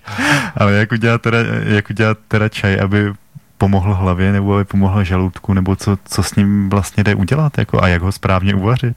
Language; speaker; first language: Czech; native; Czech